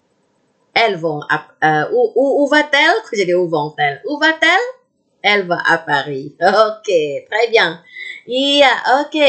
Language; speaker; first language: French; non-native, fluent; Indonesian